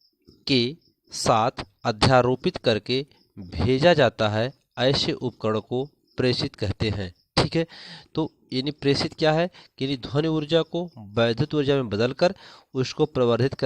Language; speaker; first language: Hindi; native; Hindi